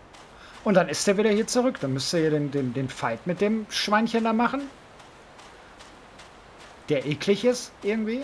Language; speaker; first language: German; native; German